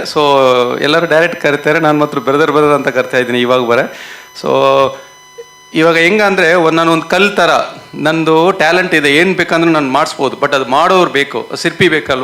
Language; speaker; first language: Kannada; non-native, learner; Tamil